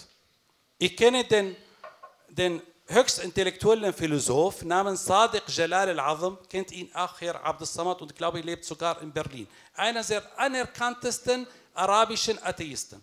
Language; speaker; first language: German; non-native, fluent; Arabic